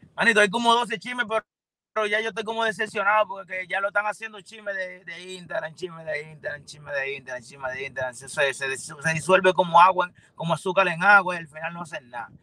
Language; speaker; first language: Spanish; native; Spanish